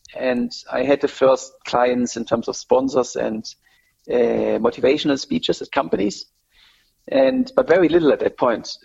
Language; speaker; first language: English; non-native, fluent; German